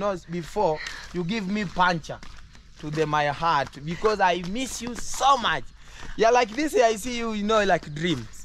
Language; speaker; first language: English; non-native, learner; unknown